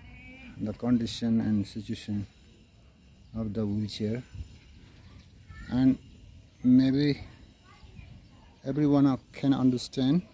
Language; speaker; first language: English; non-native, learner; Nepali